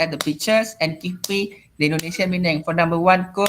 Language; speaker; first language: English; non-native, learner; Indonesian